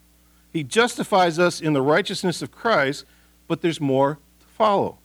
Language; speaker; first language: English; native; English